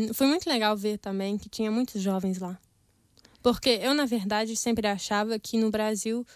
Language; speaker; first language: Portuguese; non-native, fluent; German